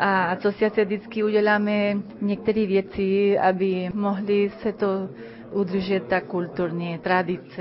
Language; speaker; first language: Czech; early bilingual, heritage; Czech